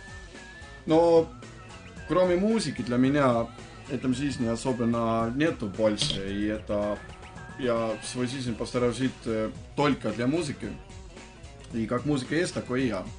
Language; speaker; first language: Russian; non-native, fluent; Estonian